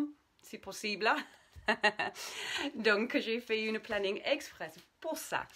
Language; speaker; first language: French; non-native, fluent; English